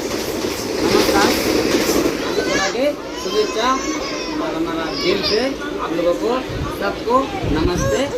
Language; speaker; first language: Hindi; non-native, local second language; Santali